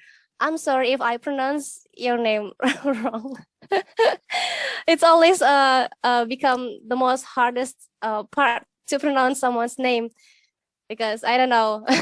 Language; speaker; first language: English; non-native, fluent; Indonesian